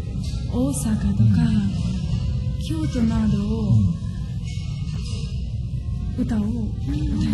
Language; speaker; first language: Japanese; non-native, learner; Ukrainian